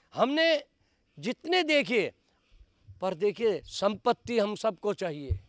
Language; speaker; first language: Hindi; native; Hindi